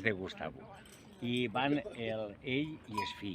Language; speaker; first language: Catalan; native; Catalan